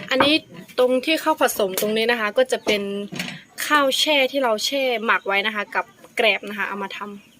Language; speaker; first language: Thai; non-native, local second language; Karen languages